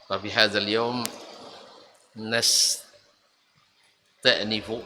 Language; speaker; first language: Arabic; non-native, fluent; Indonesian